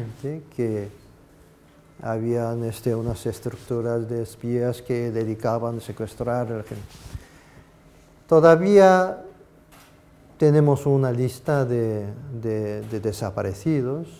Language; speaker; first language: Spanish; non-native, fluent; Japanese